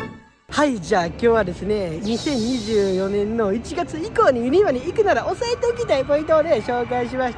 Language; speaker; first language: Japanese; native; Japanese